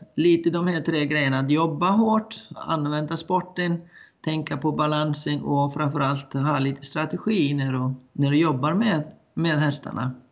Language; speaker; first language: Swedish; non-native, fluent; Icelandic